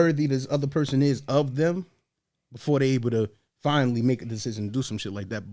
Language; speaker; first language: English; native; English